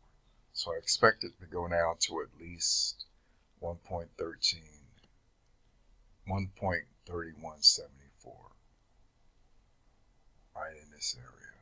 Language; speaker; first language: English; native; English